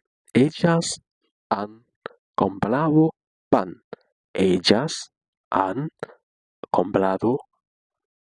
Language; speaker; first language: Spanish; non-native, learner; Haitian Creole